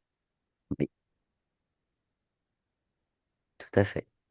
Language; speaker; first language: French; native; French